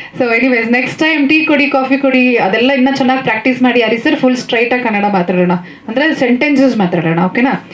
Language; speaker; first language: Kannada; native; Kannada